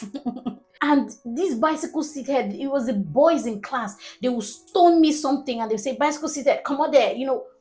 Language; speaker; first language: English; non-native, local second language; Igbo